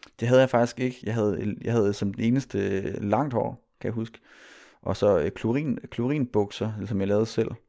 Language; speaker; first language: Danish; native; Danish